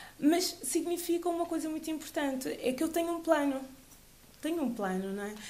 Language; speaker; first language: Portuguese; early bilingual, other home language; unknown